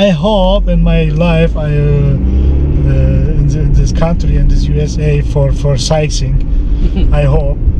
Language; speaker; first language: English; non-native, learner; Turkish